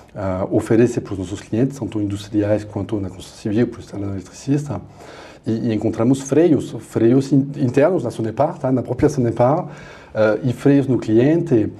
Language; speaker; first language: Portuguese; non-native, fluent; French